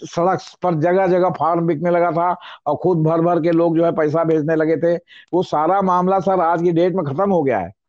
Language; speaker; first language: Hindi; native; Hindi